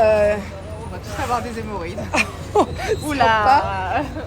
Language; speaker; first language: French; native; French